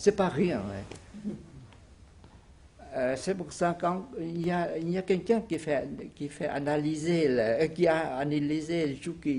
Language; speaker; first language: French; non-native, fluent; Vietnamese